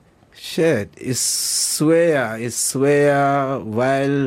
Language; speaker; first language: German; non-native, learner; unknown